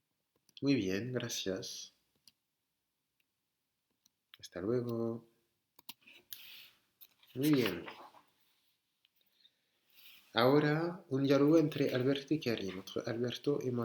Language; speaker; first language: Spanish; non-native, fluent; French